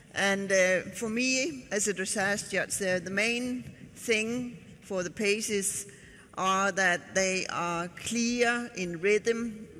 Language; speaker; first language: English; non-native, fluent; Danish